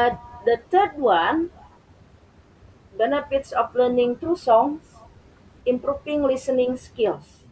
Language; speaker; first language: English; non-native, learner; Indonesian